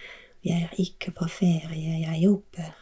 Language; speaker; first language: Norwegian; non-native, learner; German